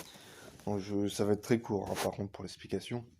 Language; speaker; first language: French; native; French